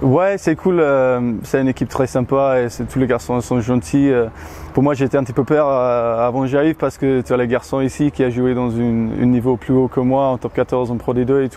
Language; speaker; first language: French; non-native, learner; English